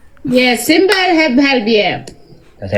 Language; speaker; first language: English; non-native, learner; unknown